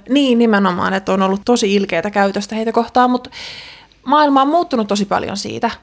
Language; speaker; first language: Finnish; native; Finnish